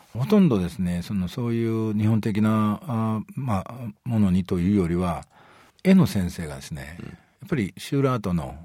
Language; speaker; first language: Japanese; native; Japanese